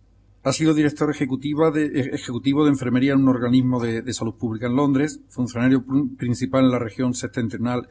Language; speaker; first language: Spanish; native; Spanish